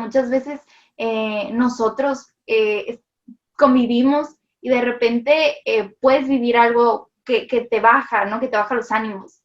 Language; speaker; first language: Spanish; native; Spanish